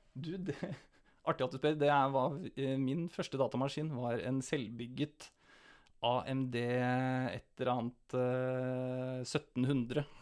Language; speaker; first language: Norwegian; native; Norwegian